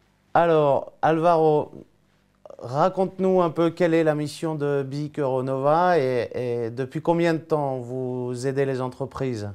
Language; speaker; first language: French; native; French